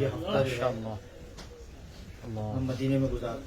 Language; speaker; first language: Urdu; native; Urdu